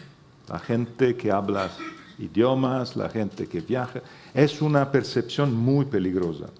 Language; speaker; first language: Spanish; non-native, fluent; Italian